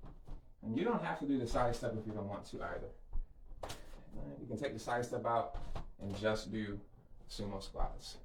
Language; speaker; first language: English; native; English